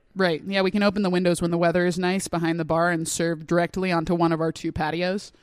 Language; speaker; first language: English; native; English